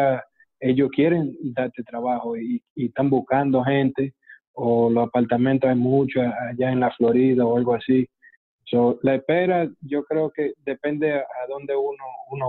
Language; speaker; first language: Spanish; early bilingual, other home language; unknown